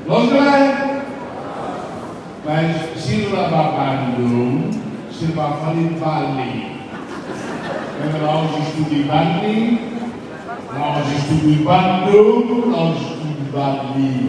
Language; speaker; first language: Indonesian; non-native, fluent; Tetum